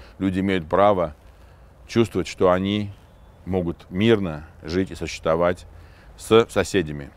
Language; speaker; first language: Russian; non-native, local second language; Armenian